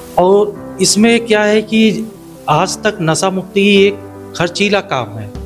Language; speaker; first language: Hindi; native; Hindi